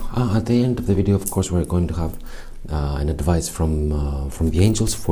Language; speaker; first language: English; non-native, fluent; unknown